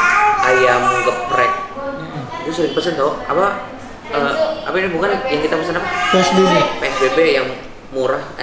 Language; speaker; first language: Indonesian; native; Indonesian